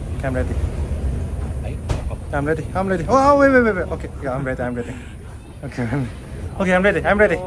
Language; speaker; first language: English; non-native, learner; Korean